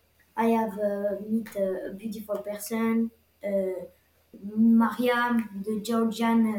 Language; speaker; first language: English; non-native, learner; French